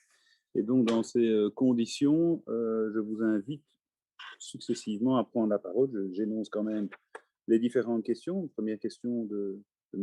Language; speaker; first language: French; native; French